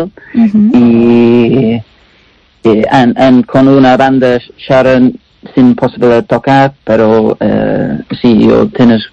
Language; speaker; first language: Spanish; non-native, learner; English